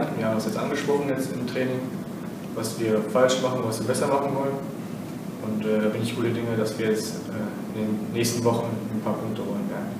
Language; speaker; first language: German; native; German